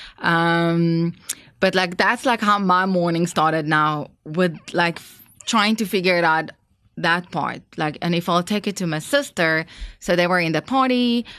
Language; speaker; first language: English; non-native, fluent; Hebrew